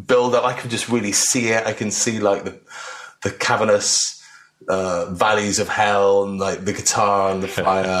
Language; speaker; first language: English; native; English